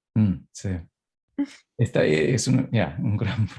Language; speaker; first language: Spanish; non-native, fluent; English